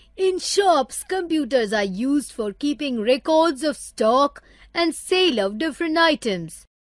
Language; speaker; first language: English; non-native, local second language; Urdu